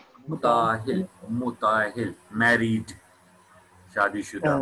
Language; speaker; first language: Persian; non-native, fluent; Urdu